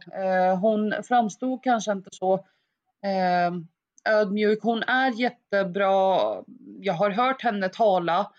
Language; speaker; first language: Swedish; early bilingual, other home language; Arabic